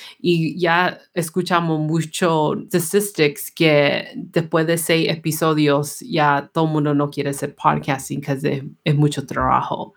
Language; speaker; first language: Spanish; early bilingual, heritage; Spanish